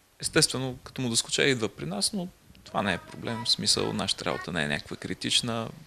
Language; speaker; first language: Bulgarian; native; Bulgarian